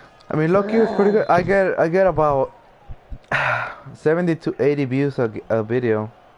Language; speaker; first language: English; early bilingual, other home language; Spanish